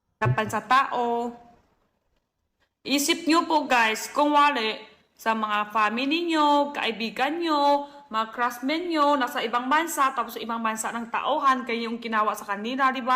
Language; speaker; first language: Filipino; non-native, learner; Chinese